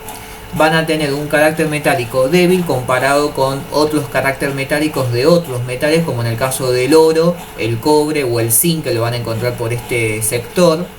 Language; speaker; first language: Spanish; native; Spanish